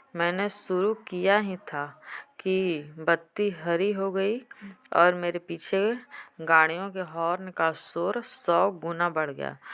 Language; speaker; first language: Hindi; native; Hindi